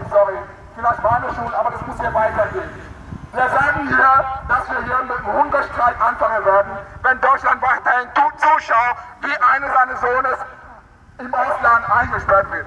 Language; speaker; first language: German; non-native, fluent; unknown